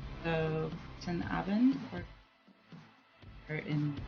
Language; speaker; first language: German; non-native, learner; English